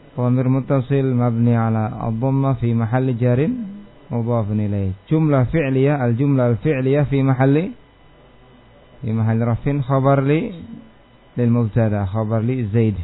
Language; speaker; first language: Arabic; non-native, fluent; Indonesian